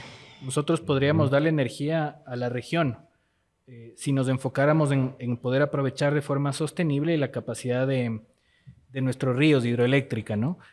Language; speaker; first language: Spanish; native; Spanish